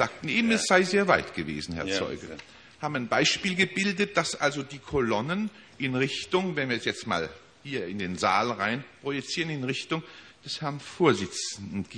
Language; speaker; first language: German; native; German